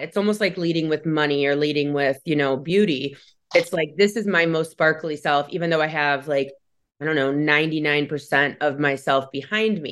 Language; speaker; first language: English; native; English